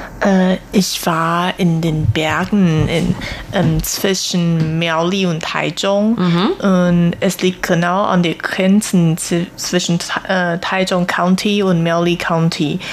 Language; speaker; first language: German; non-native, learner; Chinese